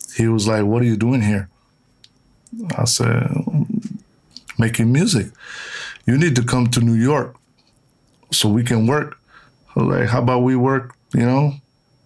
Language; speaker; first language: English; non-native, fluent; Italian